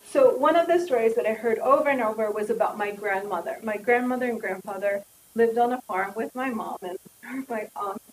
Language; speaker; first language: English; native; English